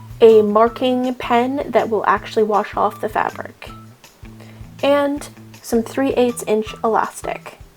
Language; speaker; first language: English; native; English